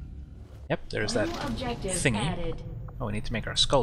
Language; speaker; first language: English; native; English